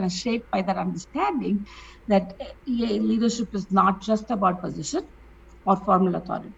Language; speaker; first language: English; non-native, local second language; Tamil